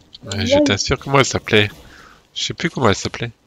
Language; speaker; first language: French; native; French